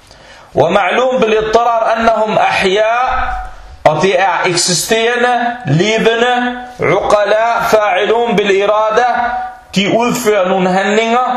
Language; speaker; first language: Danish; early bilingual, other home language; Arabic